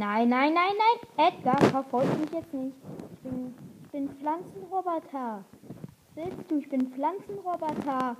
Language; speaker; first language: German; native; German